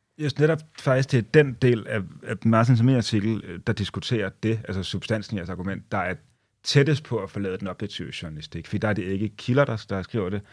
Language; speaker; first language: Danish; native; Danish